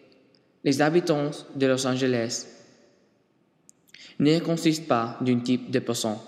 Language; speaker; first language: French; non-native, learner; English